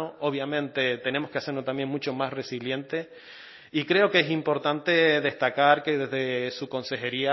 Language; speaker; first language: Spanish; native; Spanish